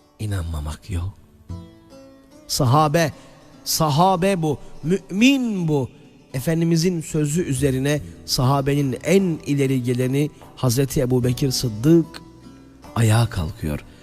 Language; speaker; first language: Turkish; native; Turkish